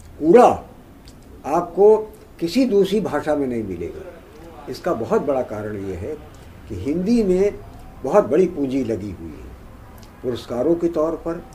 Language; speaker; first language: Hindi; native; Hindi